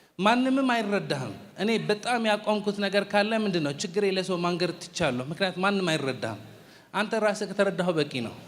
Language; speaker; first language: Amharic; non-native, fluent; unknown